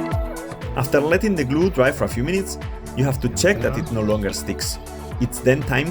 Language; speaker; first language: English; non-native, fluent; Spanish